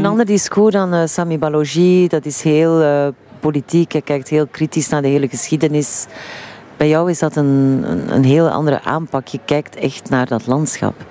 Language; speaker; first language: Dutch; native; Dutch